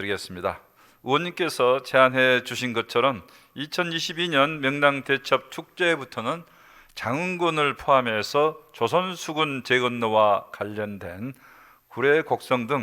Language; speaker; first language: Korean; native; Korean